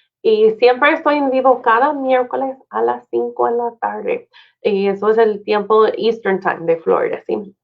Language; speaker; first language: Spanish; non-native, fluent; English